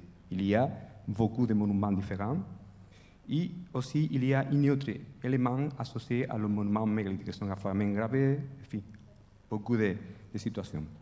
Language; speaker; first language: French; non-native, fluent; Spanish